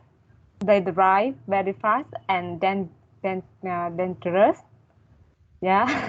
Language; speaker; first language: English; non-native, learner; Vietnamese